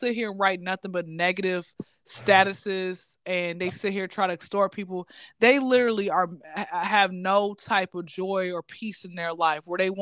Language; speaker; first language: English; native; English